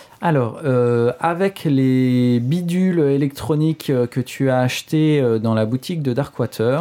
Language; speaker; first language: French; native; French